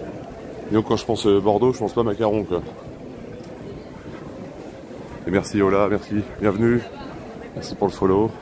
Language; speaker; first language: French; native; French